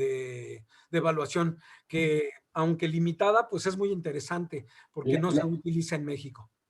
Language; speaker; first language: Spanish; native; Spanish